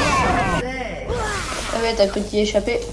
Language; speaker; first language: French; native; French